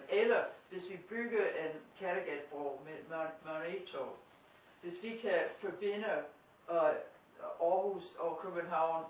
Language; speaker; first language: Danish; non-native, fluent; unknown